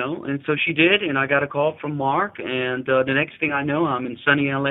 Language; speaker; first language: English; native; English